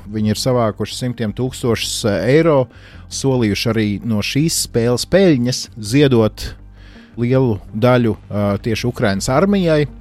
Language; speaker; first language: Latvian; native; Latvian